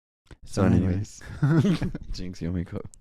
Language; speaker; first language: English; native; English